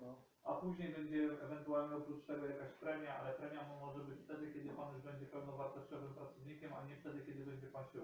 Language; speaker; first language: Polish; native; Polish